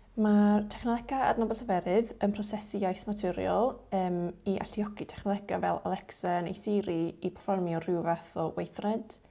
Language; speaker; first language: Welsh; non-native, fluent; English